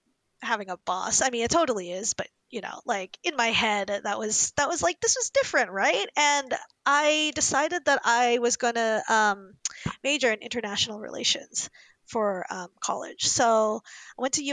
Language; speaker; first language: English; native; English